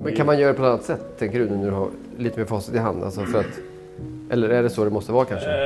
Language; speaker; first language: Swedish; native; Swedish